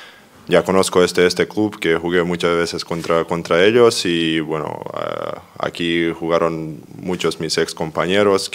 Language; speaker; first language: Spanish; non-native, fluent; Serbian